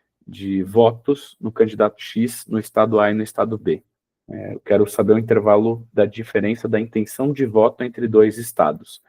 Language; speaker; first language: Portuguese; native; Portuguese